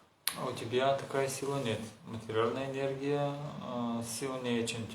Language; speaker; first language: Russian; non-native, learner; Bulgarian